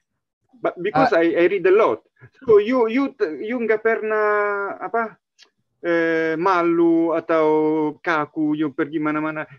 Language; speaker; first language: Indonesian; non-native, learner; Italian